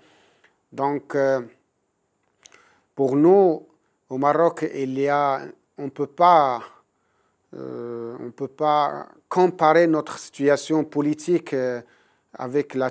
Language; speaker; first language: French; non-native, local second language; Arabic